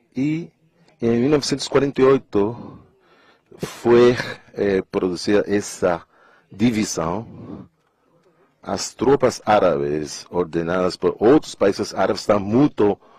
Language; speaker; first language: Portuguese; non-native, fluent; Spanish